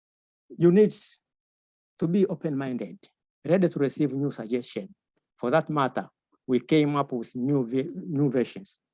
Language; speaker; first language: English; non-native, local second language; Swahili